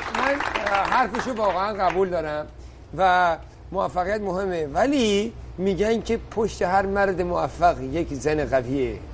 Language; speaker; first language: Persian; early bilingual, heritage; Persian